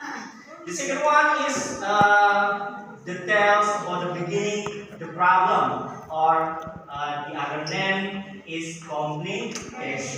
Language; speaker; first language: English; non-native, learner; Indonesian